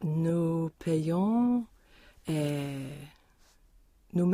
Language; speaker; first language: French; non-native, learner; Swedish